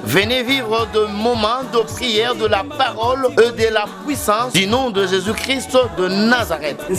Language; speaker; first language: French; non-native, local second language; Lingala